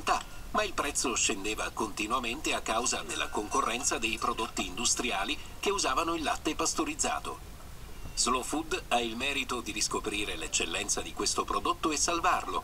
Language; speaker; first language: Italian; native; Italian